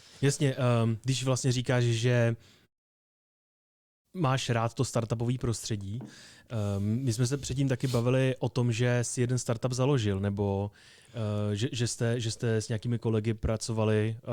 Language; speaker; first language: Czech; native; Czech